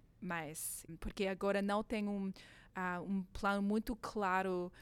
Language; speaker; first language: Portuguese; non-native, learner; English